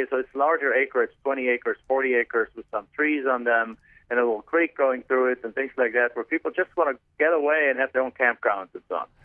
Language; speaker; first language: English; non-native, fluent; German